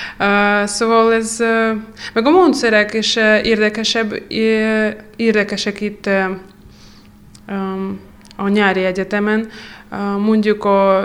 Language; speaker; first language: Hungarian; non-native, fluent; Russian